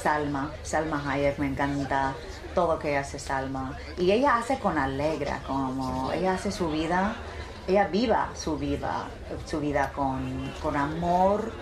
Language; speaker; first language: Spanish; early bilingual, heritage; English